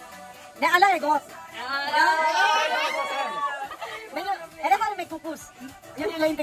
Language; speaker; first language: Swedish; non-native, learner; Filipino